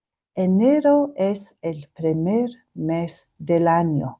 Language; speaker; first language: Spanish; non-native, fluent; Mongolian